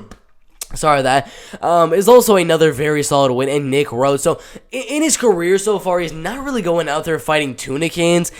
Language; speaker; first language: English; native; English